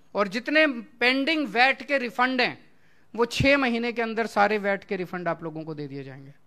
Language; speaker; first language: Hindi; native; Hindi